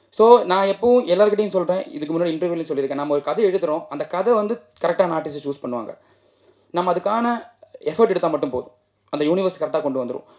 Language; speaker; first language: Tamil; non-native, local second language; Malayalam